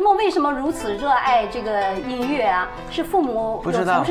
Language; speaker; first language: Chinese; native; Chinese